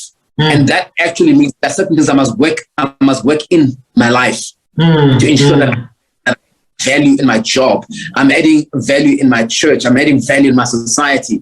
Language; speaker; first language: English; non-native, local second language; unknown